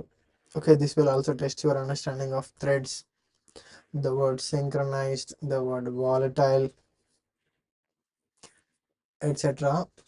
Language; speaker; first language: English; non-native, fluent; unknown